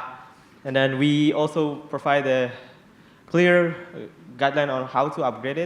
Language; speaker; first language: English; non-native, fluent; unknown